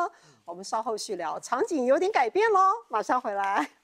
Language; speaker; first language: Chinese; native; Chinese